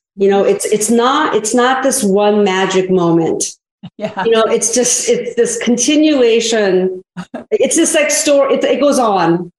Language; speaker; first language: English; early bilingual, other home language; Korean